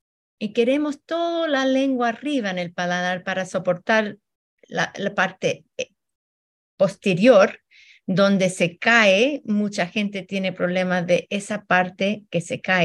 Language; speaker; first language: Spanish; early bilingual, heritage; Spanish